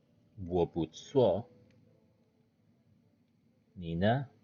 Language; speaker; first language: Chinese; non-native, learner; English